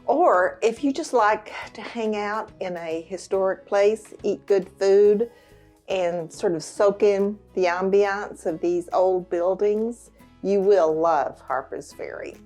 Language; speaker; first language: English; native; English